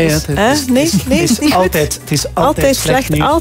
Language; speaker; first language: Dutch; native; Dutch